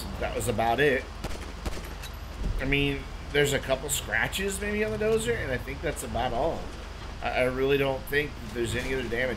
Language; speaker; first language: English; native; English